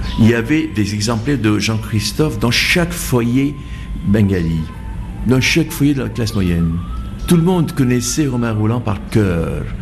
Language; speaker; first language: French; non-native, fluent; Bangla